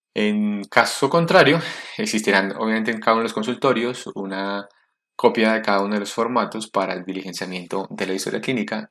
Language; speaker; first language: Spanish; native; Spanish